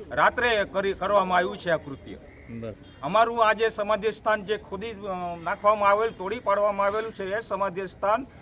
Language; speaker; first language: Gujarati; native; Gujarati